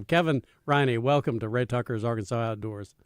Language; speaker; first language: English; native; English